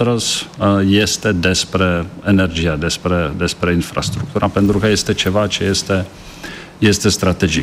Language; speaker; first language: Romanian; non-native, learner; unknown